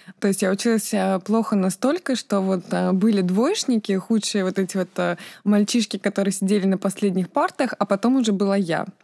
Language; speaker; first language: Russian; native; Russian